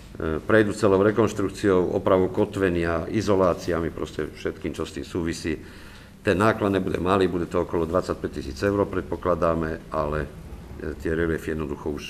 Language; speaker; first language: Slovak; native; Slovak